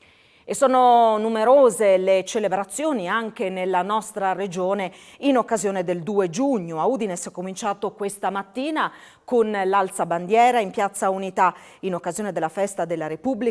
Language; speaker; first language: Italian; native; Italian